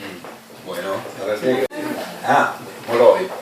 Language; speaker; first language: Spanish; native; Spanish